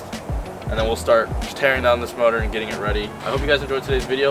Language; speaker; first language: English; native; English